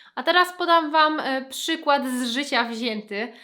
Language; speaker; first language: Polish; native; Polish